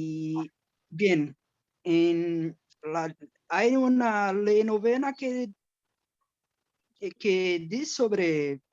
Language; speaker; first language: Spanish; non-native, learner; Portuguese